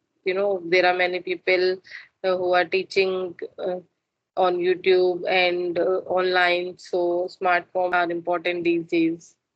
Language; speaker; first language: English; non-native, learner; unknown